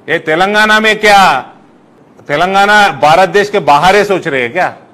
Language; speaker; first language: Hindi; non-native, local second language; Telugu